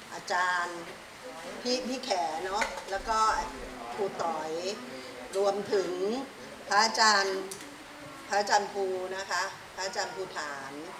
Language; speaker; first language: Thai; native; Thai